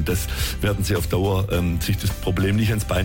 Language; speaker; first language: German; native; German